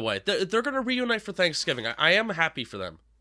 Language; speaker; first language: English; native; English